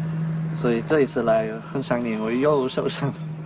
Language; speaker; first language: Chinese; non-native, learner; English